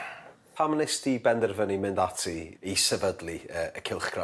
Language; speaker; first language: Welsh; native; Welsh